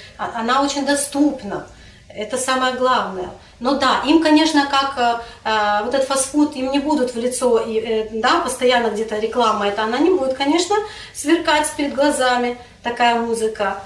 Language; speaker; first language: Russian; non-native, local second language; Crimean Tatar